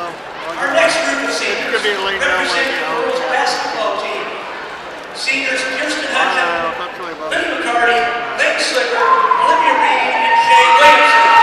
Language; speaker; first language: English; native; English